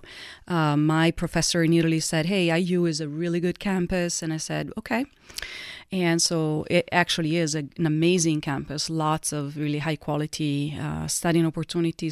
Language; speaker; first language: English; non-native, fluent; Italian